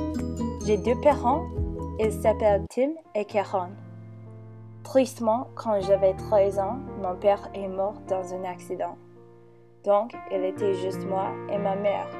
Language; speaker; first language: French; non-native, learner; English